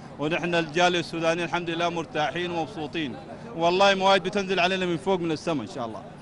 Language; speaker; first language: Arabic; native; Arabic